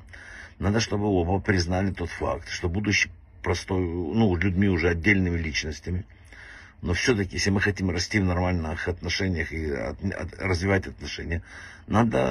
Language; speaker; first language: Russian; native; Russian